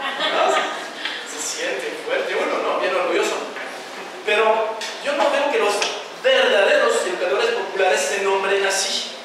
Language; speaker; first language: Spanish; non-native, fluent; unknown